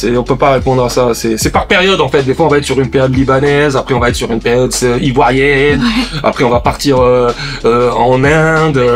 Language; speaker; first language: French; native; French